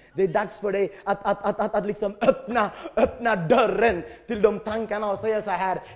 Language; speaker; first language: Swedish; non-native, fluent; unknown